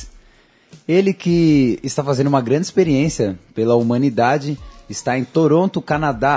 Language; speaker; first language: Portuguese; native; Portuguese